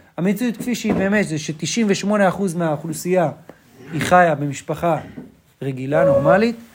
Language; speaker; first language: Hebrew; native; Hebrew